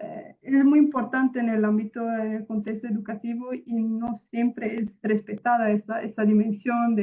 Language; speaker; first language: Spanish; non-native, fluent; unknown